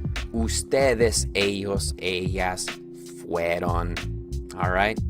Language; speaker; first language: Spanish; non-native, fluent; English